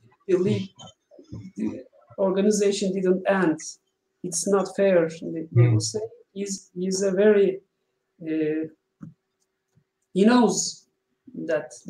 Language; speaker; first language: English; non-native, learner; Turkish